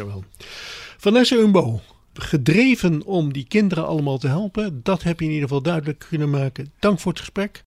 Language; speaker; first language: Dutch; native; Dutch